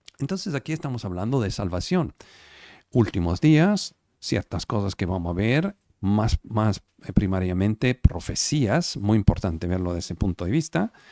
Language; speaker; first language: Spanish; non-native, fluent; Italian